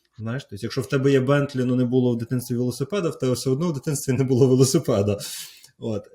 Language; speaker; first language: Ukrainian; native; Ukrainian